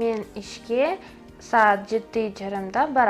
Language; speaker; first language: Kyrgyz; non-native, local second language; Russian